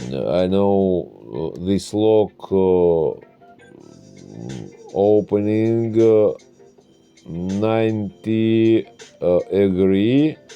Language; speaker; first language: English; non-native, learner; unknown